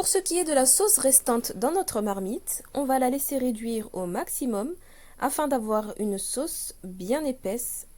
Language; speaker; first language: French; non-native, local second language; Arabic